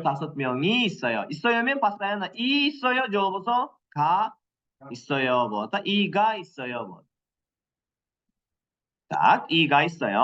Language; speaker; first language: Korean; non-native, fluent; Kyrgyz